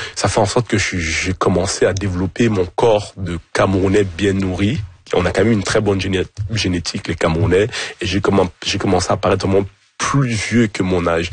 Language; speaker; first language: French; early bilingual, other home language; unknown